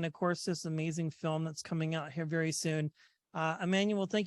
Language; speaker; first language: English; native; English